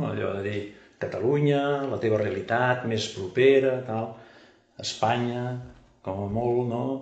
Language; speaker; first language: Catalan; native; Catalan